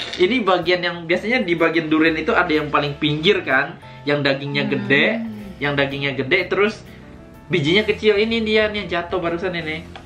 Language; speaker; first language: Indonesian; native; Indonesian